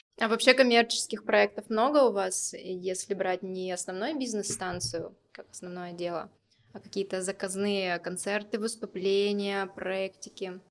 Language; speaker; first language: Russian; native; Russian